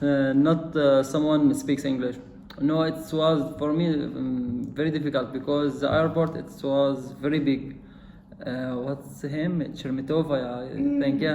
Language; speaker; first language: English; non-native, learner; Arabic